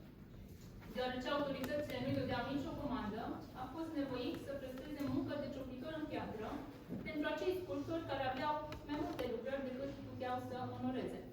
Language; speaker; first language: Romanian; native; Romanian